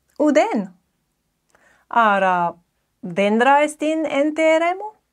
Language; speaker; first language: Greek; non-native, fluent; English